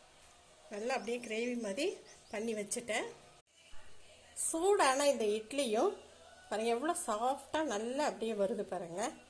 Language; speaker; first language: Tamil; native; Tamil